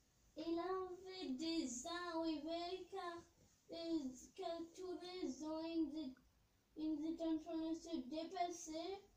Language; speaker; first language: French; early bilingual, heritage; English